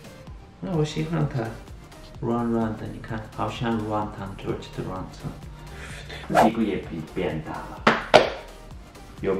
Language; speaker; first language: Chinese; non-native, learner; Turkish